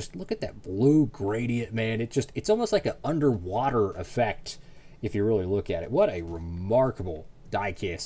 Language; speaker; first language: English; native; English